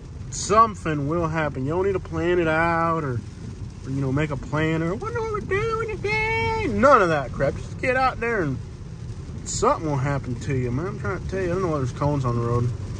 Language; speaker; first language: English; early bilingual, other home language; Spanish